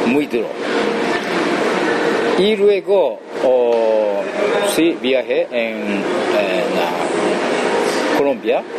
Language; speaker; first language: Spanish; non-native, learner; Japanese